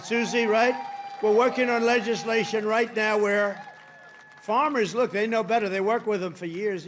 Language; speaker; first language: English; native; English